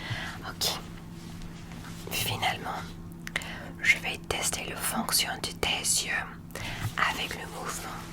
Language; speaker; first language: French; non-native, learner; English